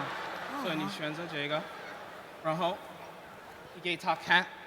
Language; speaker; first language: Chinese; non-native, learner; English